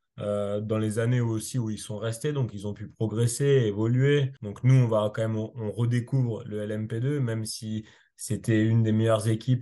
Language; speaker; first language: French; native; French